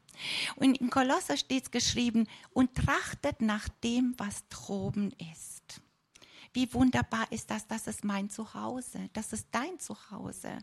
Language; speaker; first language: German; non-native, fluent; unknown